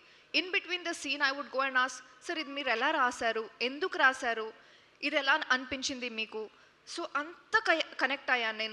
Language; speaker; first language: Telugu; non-native, local second language; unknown